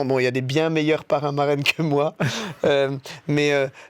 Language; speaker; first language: French; native; French